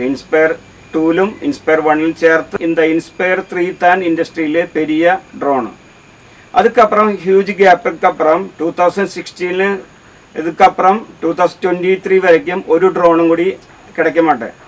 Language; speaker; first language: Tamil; non-native, learner; Malayalam